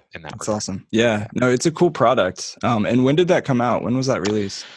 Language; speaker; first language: English; native; English